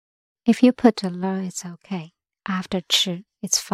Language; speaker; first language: English; non-native, fluent; Chinese